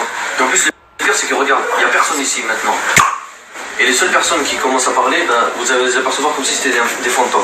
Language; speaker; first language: French; native; French